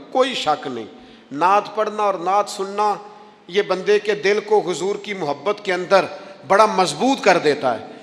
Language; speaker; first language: Urdu; non-native, local second language; Punjabi